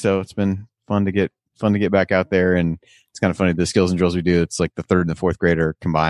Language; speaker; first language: English; native; English